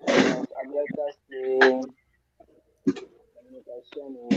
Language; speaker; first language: Spanish; non-native, learner; French